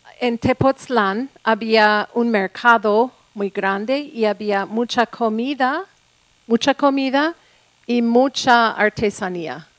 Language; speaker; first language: Spanish; non-native, fluent; English